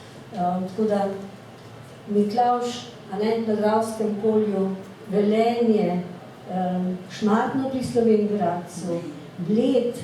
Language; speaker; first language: Slovenian; native; Slovenian